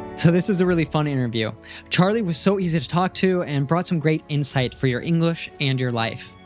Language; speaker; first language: English; native; English